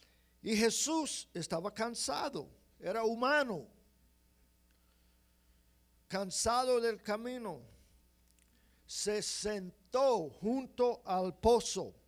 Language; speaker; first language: Spanish; non-native, fluent; English